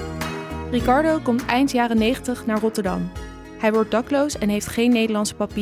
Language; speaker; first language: Dutch; native; Dutch